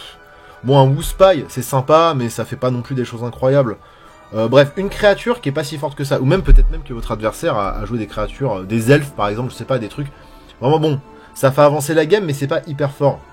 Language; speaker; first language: French; native; French